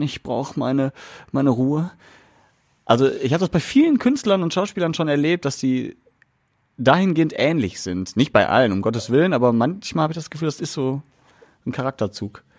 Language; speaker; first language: German; native; German